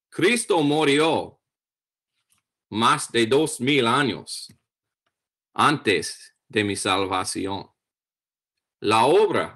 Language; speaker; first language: Spanish; non-native, learner; English